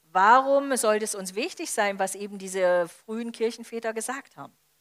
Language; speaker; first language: German; native; German